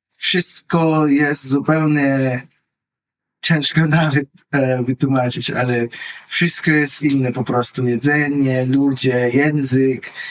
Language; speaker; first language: Polish; non-native, learner; Filipino